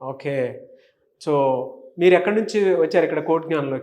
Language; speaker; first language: Telugu; native; Telugu